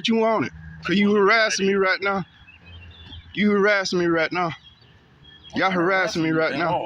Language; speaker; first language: English; native; English